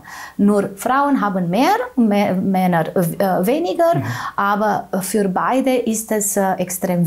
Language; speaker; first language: German; non-native, fluent; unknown